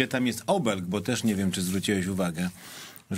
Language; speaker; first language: Polish; native; Polish